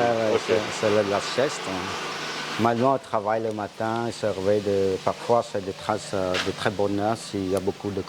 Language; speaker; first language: French; non-native, fluent; Khmer